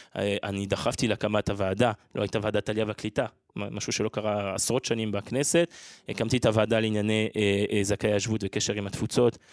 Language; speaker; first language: Hebrew; non-native, fluent; French